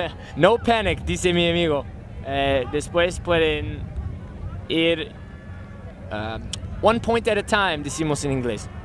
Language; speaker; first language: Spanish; non-native, learner; English